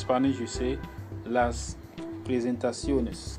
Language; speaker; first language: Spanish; non-native, learner; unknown